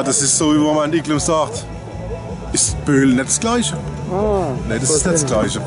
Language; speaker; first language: German; native; German